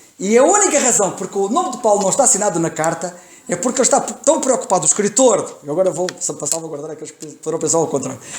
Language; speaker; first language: Portuguese; native; Portuguese